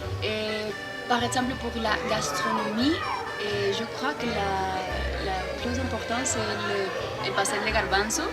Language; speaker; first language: French; non-native, learner; Spanish